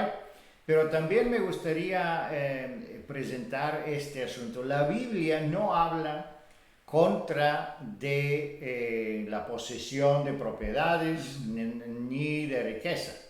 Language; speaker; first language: Spanish; non-native, fluent; Bulgarian